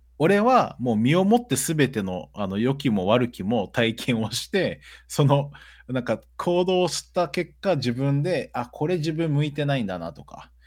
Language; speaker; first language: Japanese; early bilingual, other home language; Portuguese